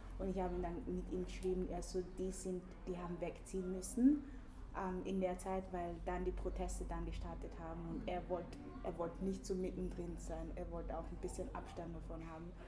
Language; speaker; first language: German; early bilingual, other home language; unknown